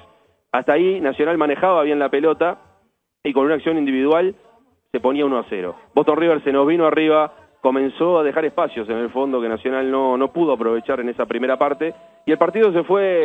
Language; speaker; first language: Spanish; native; Spanish